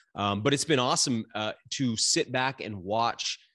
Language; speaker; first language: English; native; English